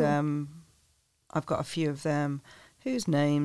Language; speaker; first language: English; native; English